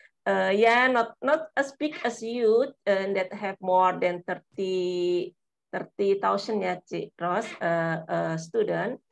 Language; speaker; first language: English; non-native, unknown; Indonesian